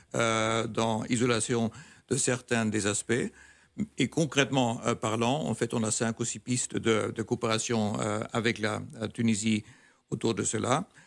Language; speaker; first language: French; non-native, fluent; German